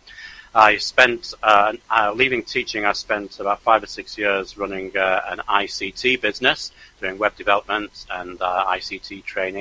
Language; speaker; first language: English; native; English